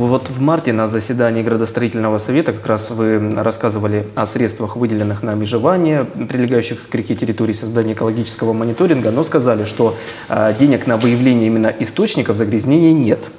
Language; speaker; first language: Russian; native; Russian